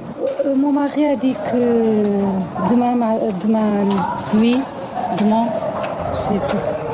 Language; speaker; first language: French; non-native, learner; Portuguese